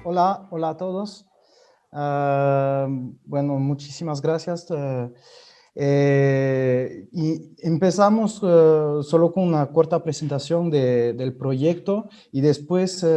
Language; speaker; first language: Spanish; non-native, fluent; French